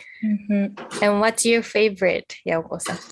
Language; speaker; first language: English; non-native, fluent; Japanese